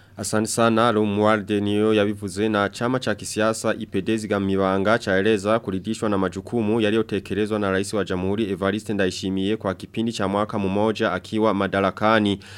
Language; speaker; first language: Swahili; non-native, local second language; Rundi